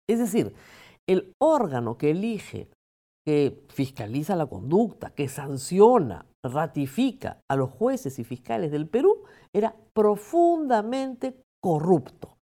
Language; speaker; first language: Spanish; native; Spanish